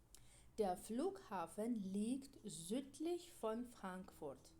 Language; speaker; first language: German; non-native, fluent; Georgian